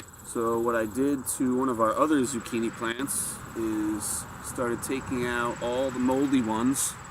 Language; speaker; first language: English; native; English